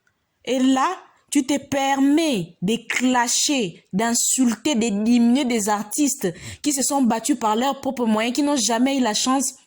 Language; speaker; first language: French; non-native, local second language; Lingala